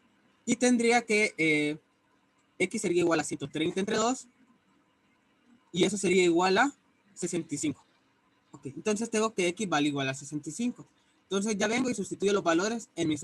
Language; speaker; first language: Spanish; native; Spanish